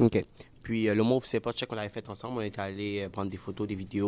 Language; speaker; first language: French; native; French